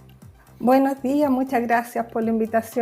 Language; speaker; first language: Spanish; native; Spanish